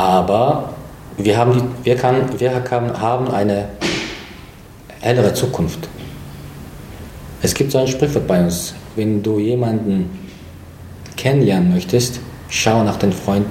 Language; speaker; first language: German; non-native, fluent; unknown